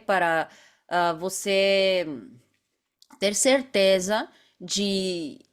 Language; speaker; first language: Portuguese; non-native, fluent; Bulgarian